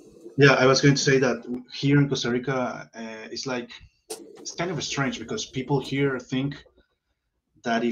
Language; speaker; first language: English; non-native, learner; Spanish